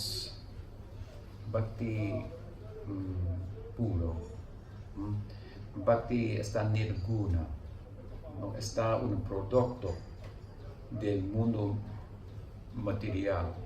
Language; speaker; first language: Spanish; non-native, learner; English